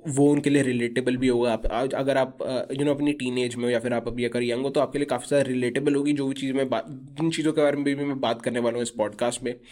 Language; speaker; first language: Hindi; native; Hindi